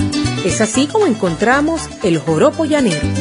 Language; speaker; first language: Spanish; native; Spanish